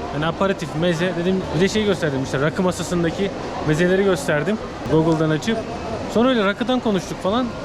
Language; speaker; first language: Turkish; native; Turkish